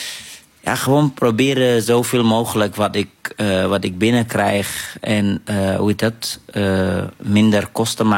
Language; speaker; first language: Dutch; non-native, fluent; Arabic